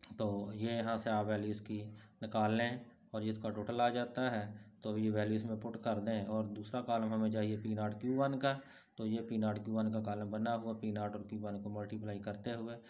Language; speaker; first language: Urdu; non-native, local second language; Punjabi